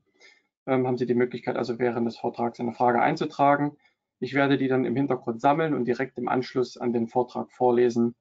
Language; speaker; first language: German; native; German